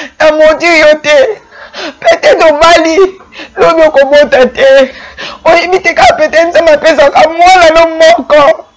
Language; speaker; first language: Lingala; native; Lingala